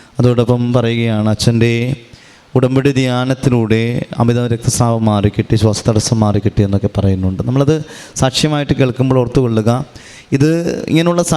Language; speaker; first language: Malayalam; native; Malayalam